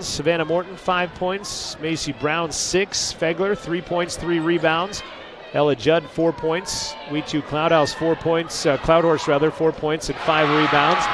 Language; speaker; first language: English; native; English